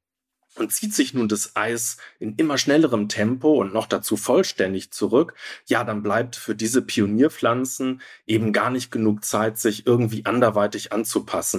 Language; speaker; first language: German; native; German